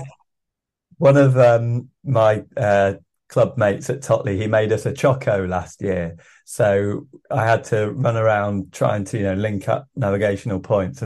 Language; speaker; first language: English; native; English